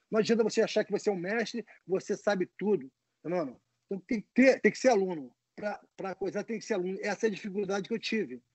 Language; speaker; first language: Portuguese; native; Portuguese